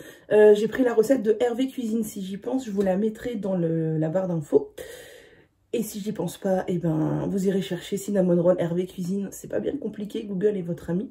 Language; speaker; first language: French; native; French